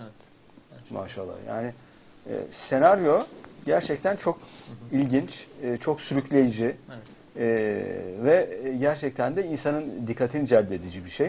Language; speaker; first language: Turkish; native; Turkish